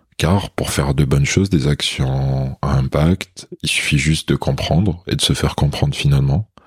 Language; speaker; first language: French; non-native, local second language; Kabyle